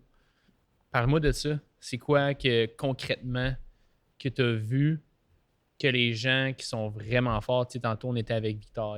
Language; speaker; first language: French; native; French